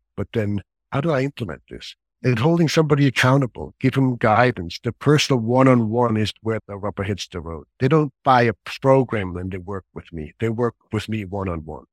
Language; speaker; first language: English; non-native, fluent; German